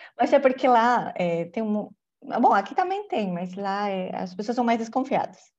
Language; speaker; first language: Portuguese; non-native, fluent; Spanish